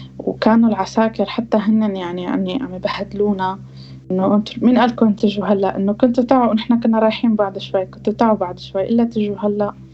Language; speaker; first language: Arabic; native; Arabic